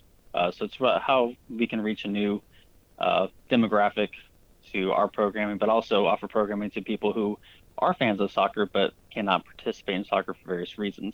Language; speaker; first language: English; native; English